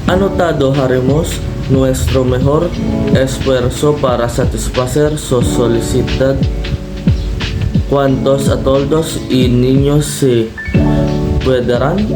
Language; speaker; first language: Spanish; non-native, learner; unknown